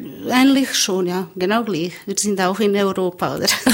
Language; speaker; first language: German; non-native, learner; Bosnian